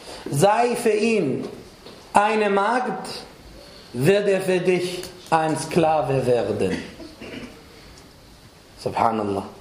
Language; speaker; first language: German; non-native, fluent; Arabic